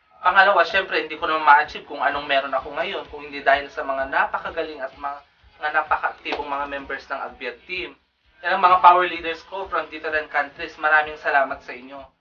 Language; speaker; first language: Filipino; non-native, local second language; Iloko